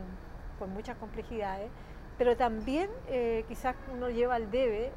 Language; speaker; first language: Spanish; native; Spanish